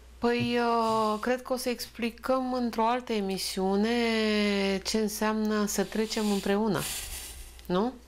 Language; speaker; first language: Romanian; native; Romanian